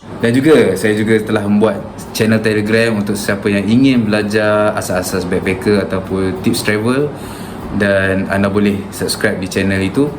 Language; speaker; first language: Malay; native; Malay